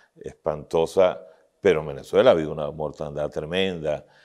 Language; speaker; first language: Spanish; native; Spanish